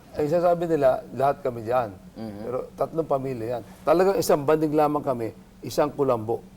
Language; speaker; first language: Filipino; native; Filipino